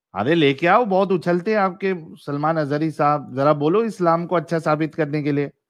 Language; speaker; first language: Hindi; native; Hindi